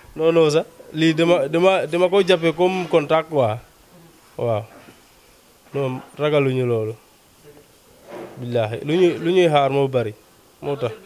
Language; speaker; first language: Wolof; non-native, local second language; Serer